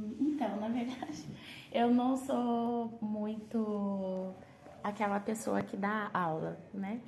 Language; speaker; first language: Portuguese; native; Portuguese